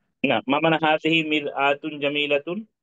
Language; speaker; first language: Arabic; non-native, fluent; Urdu